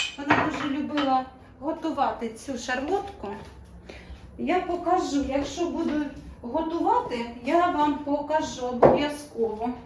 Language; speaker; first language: Ukrainian; non-native, local second language; Russian